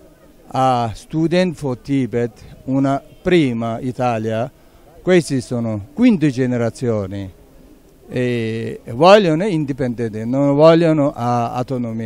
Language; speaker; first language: Italian; non-native, learner; Tibetan